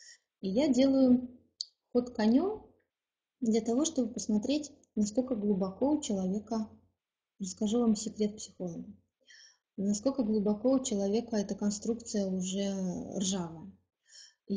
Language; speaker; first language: Russian; native; Russian